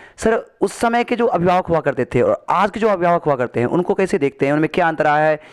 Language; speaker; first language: Hindi; native; Hindi